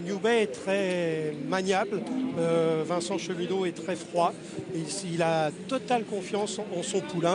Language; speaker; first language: French; native; French